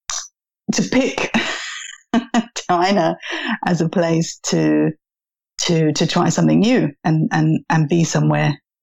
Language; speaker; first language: English; native; English